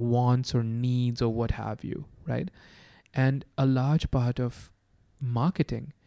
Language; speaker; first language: English; non-native, local second language; Urdu